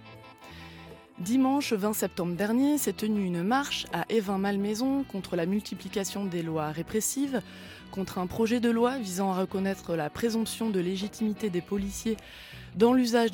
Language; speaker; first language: French; native; French